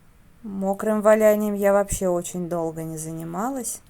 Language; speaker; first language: Russian; native; Russian